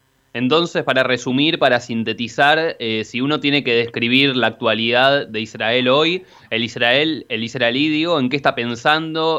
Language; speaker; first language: Spanish; native; Spanish